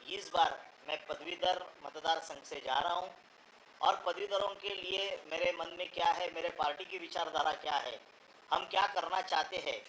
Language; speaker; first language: Hindi; non-native, local second language; Marathi